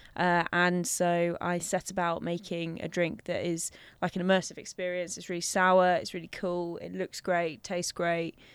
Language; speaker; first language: English; native; English